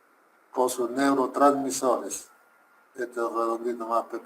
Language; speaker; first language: Spanish; native; Spanish